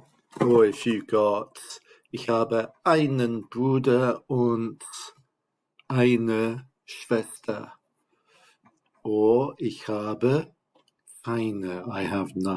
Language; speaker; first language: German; non-native, fluent; English